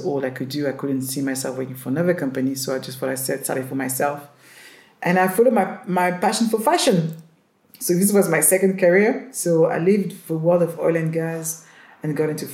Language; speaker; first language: English; non-native, fluent; French